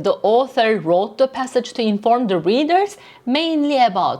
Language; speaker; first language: English; non-native, fluent; Turkish